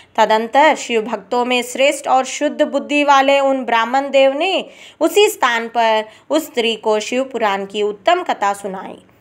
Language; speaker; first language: Hindi; non-native, local second language; Telugu